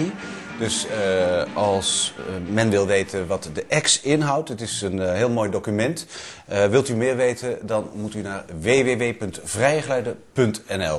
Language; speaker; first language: Dutch; native; Dutch